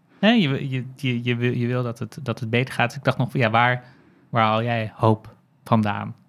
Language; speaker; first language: Dutch; native; Dutch